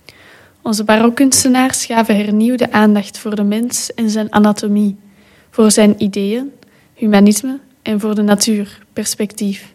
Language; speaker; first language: Dutch; native; Dutch